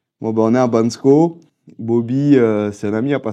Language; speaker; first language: French; native; French